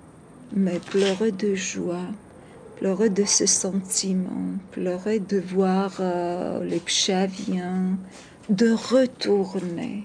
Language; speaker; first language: French; non-native, fluent; Georgian